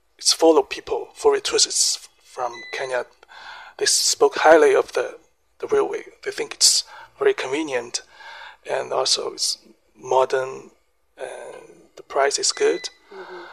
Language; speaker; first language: English; non-native, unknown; Chinese